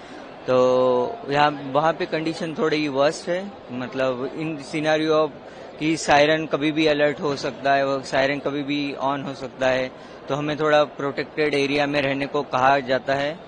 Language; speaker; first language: Hindi; native; Hindi